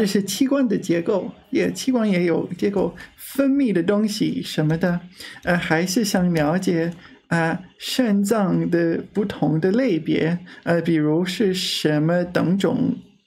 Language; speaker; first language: Chinese; non-native, learner; English